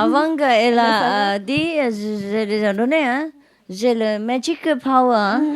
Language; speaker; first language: French; non-native, learner; Vietnamese